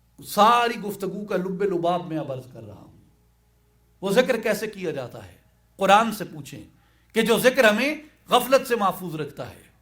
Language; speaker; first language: Urdu; non-native, local second language; Saraiki